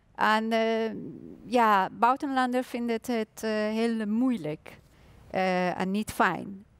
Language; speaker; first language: Dutch; non-native, learner; Persian